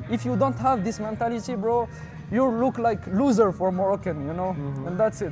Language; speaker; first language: English; non-native, fluent; Arabic